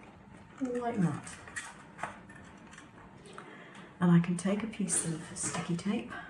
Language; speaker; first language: English; native; English